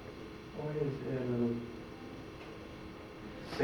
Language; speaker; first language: Spanish; non-native, learner; English